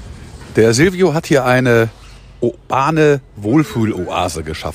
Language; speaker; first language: German; native; German